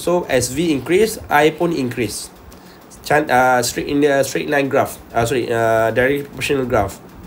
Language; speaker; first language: English; non-native, local second language; Malay